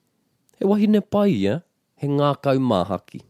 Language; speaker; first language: Māori; non-native, fluent; English